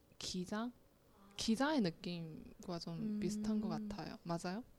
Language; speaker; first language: Korean; non-native, fluent; Chinese